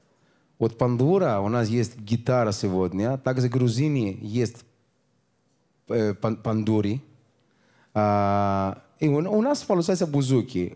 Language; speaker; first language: Russian; non-native, learner; Greek